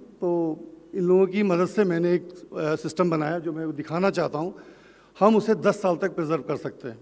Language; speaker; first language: Hindi; native; Hindi